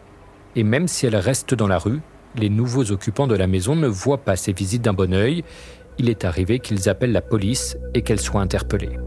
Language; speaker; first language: French; native; French